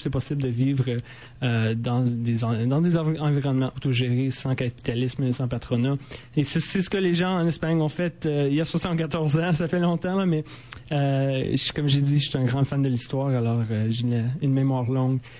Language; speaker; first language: French; native; French